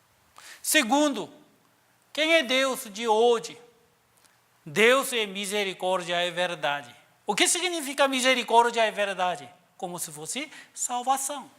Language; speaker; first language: Portuguese; non-native, learner; Korean